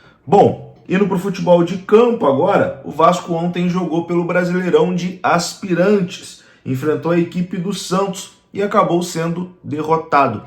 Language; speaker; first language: Portuguese; native; Portuguese